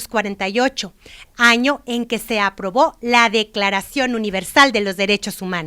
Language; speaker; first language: Spanish; native; Spanish